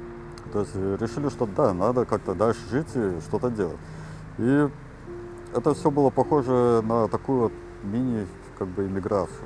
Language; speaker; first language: Russian; native; Russian